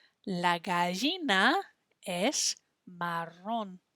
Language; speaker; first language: Spanish; non-native, fluent; English